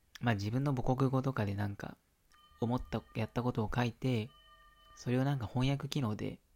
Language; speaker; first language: Japanese; native; Japanese